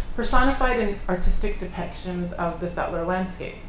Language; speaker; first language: English; native; English